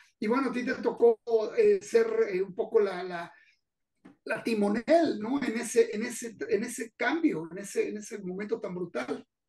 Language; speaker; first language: Spanish; native; Spanish